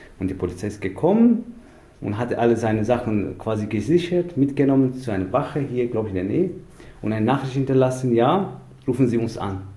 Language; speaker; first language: German; non-native, fluent; Persian